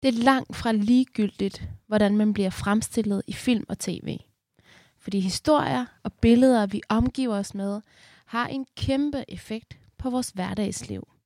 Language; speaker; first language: Danish; early bilingual, other home language; Persian